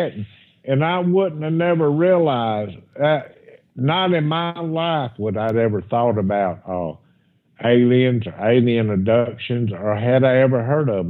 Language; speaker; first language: English; native; English